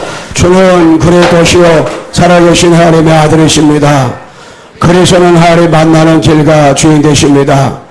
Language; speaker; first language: Korean; native; Korean